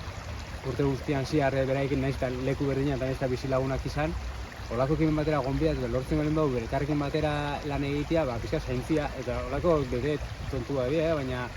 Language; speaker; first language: Basque; native; Basque